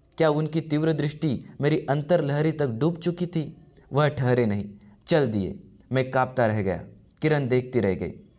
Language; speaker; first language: Hindi; non-native, local second language; Marathi